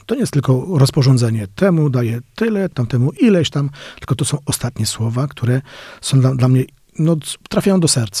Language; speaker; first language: Polish; native; Polish